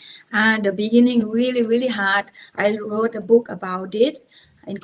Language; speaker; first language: English; non-native, learner; Thai